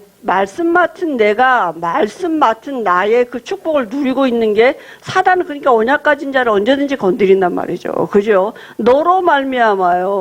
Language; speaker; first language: Korean; native; Korean